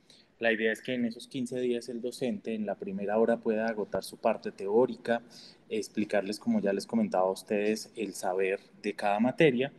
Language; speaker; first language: Spanish; native; Spanish